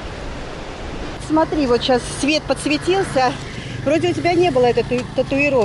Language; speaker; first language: Russian; native; Russian